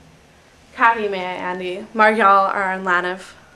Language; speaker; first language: Irish; non-native, learner; English